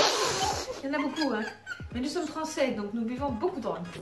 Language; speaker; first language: French; native; French